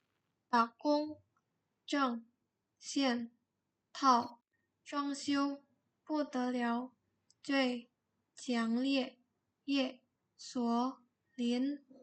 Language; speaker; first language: Chinese; non-native, learner; Indonesian